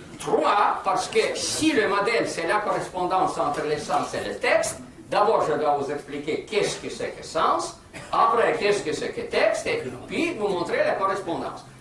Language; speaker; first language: French; non-native, fluent; Russian